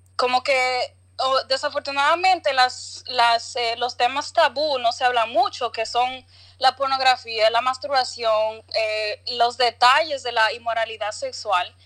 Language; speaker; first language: Spanish; early bilingual, other home language; English